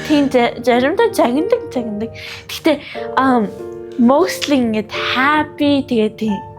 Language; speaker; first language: Mongolian; early bilingual, heritage; Mongolian